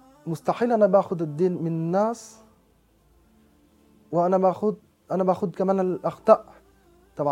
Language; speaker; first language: Arabic; non-native, fluent; French